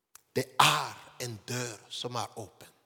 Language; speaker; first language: Norwegian; non-native, fluent; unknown